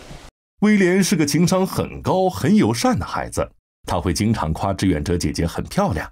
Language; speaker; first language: Chinese; native; Chinese